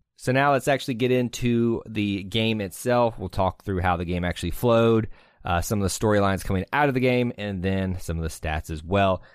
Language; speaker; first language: English; native; English